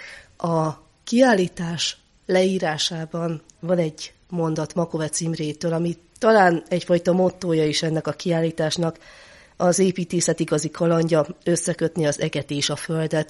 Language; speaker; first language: Hungarian; native; Hungarian